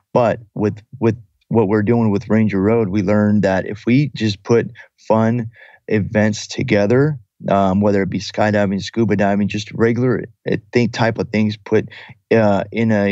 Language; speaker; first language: English; early bilingual, other home language; Russian